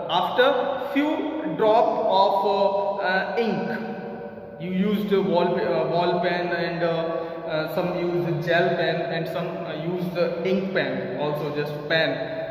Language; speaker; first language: English; non-native, local second language; Hindi